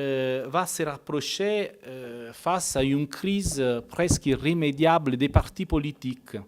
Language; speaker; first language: French; non-native, fluent; Italian